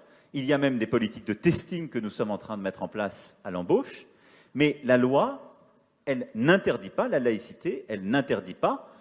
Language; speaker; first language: French; native; French